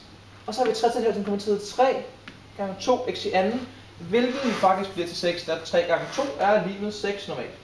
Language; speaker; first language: Danish; native; Danish